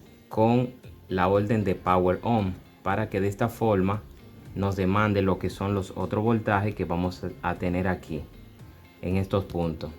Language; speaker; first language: Spanish; native; Spanish